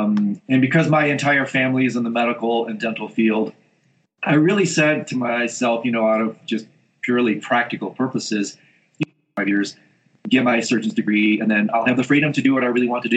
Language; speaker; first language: English; native; English